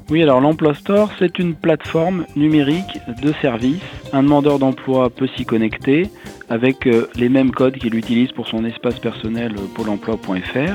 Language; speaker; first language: French; native; French